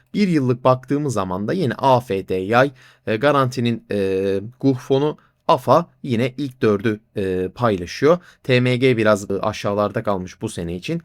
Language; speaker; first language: Turkish; native; Turkish